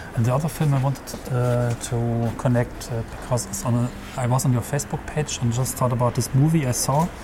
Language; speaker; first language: English; non-native, fluent; German